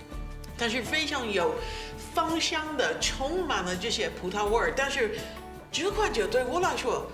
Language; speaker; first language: Chinese; non-native, fluent; English